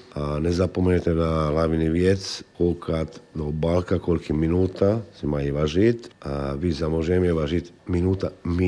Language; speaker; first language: Czech; non-native, learner; Italian